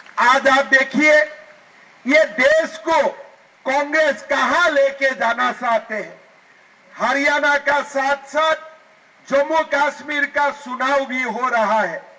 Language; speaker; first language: Hindi; non-native, local second language; Assamese